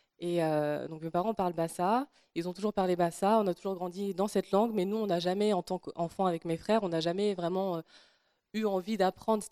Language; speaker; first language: French; native; French